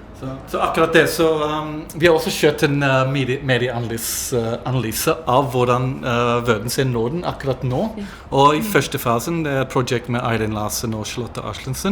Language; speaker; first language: Norwegian; non-native, fluent; English